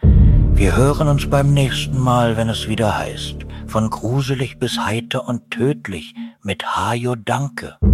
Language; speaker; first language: German; native; German